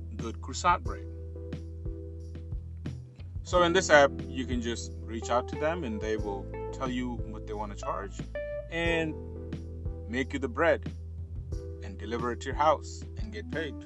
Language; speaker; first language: English; non-native, local second language; Urdu